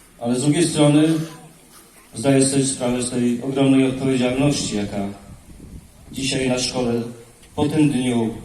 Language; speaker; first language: Polish; native; Polish